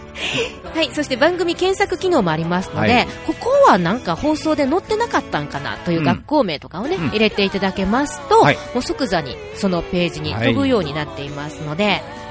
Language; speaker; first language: Japanese; native; Japanese